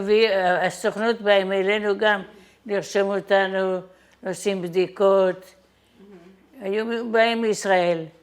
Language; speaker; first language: Hebrew; non-native, fluent; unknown